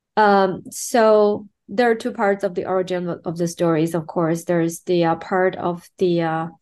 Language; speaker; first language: English; non-native, fluent; Chinese